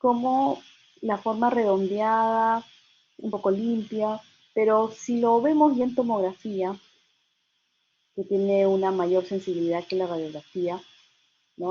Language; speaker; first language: Spanish; native; Spanish